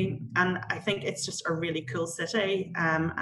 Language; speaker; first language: English; native; English